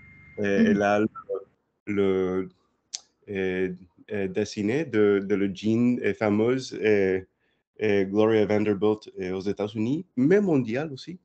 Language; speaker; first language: French; non-native, learner; English